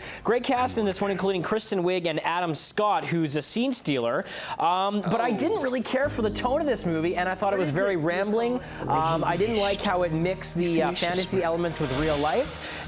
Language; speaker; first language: English; native; English